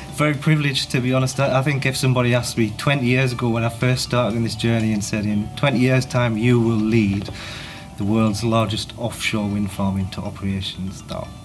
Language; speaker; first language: English; native; English